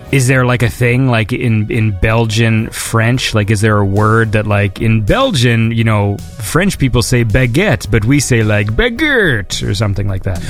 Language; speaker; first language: English; native; English